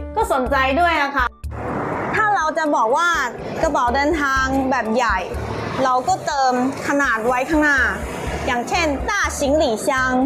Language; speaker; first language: Thai; non-native, fluent; Chinese